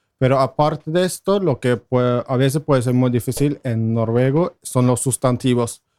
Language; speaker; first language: Spanish; non-native, fluent; Norwegian